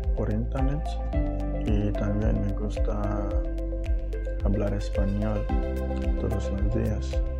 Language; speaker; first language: Spanish; non-native, learner; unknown